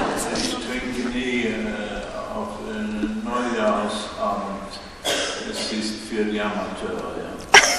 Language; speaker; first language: German; non-native, learner; Swedish